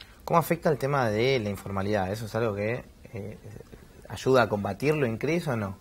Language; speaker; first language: Spanish; native; Spanish